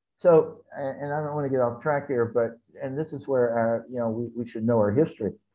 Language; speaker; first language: English; native; English